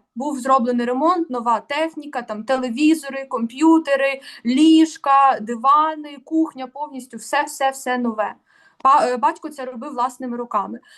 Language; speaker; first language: Ukrainian; native; Ukrainian